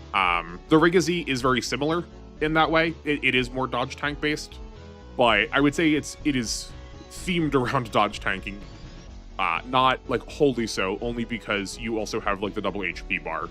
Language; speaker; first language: English; native; English